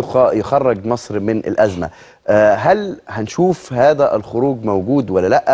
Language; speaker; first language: Arabic; native; Arabic